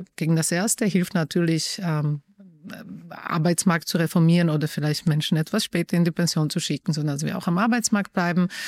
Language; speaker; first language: German; non-native, fluent; Polish